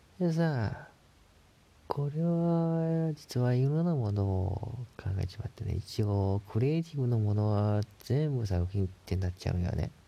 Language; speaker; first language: Japanese; non-native, fluent; Chinese